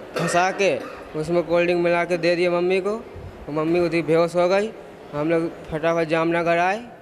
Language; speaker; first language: Hindi; native; Hindi